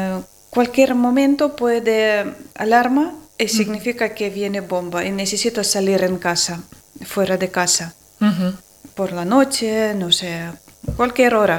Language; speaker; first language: Spanish; non-native, learner; Ukrainian